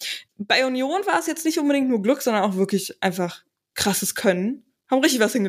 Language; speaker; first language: German; native; German